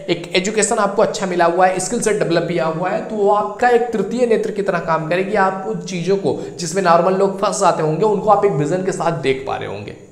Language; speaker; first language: Hindi; native; Hindi